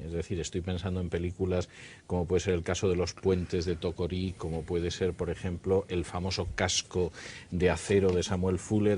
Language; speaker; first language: Spanish; native; Spanish